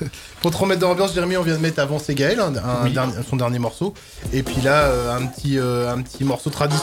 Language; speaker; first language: French; native; French